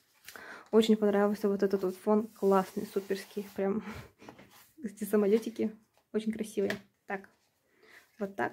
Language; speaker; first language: Russian; native; Russian